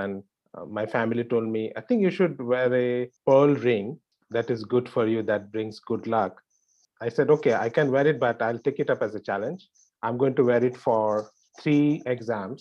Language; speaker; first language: English; non-native, local second language; Bangla